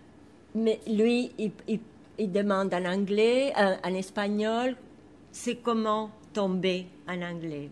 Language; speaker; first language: French; non-native, fluent; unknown